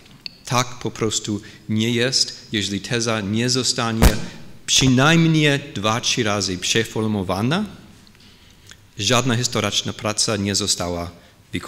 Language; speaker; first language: Polish; non-native, fluent; English